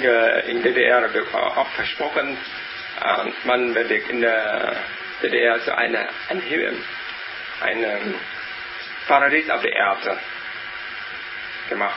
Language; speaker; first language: German; non-native, learner; Vietnamese